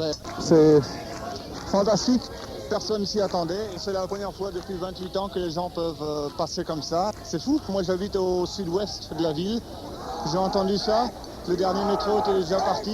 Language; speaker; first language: French; non-native, fluent; German